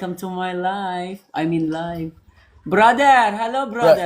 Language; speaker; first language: English; non-native, learner; Cebuano